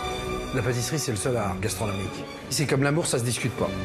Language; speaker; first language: French; native; French